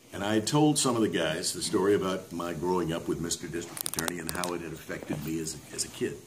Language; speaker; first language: English; native; English